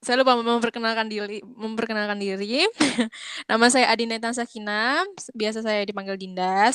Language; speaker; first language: Indonesian; native; Indonesian